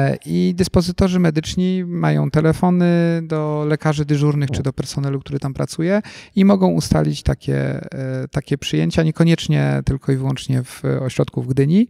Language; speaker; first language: Polish; native; Polish